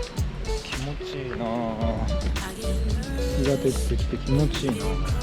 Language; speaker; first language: Japanese; native; Japanese